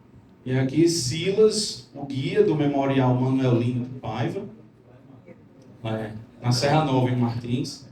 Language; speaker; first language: Portuguese; native; Portuguese